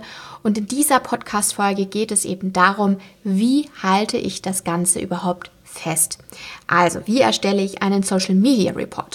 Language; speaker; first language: German; native; German